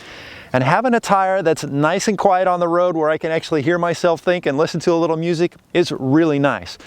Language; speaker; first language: English; native; English